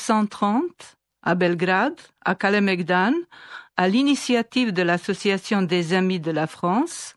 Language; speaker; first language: French; non-native, fluent; Serbian